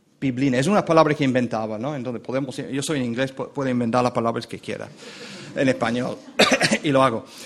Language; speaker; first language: Spanish; non-native, fluent; English